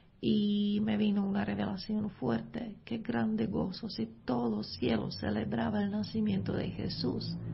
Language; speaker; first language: Spanish; non-native, fluent; Czech